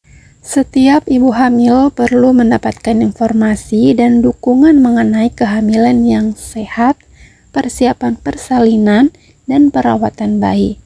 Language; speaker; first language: Indonesian; native; Indonesian